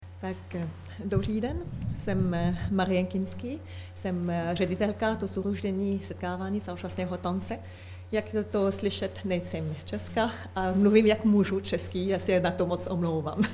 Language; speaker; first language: Czech; non-native, learner; French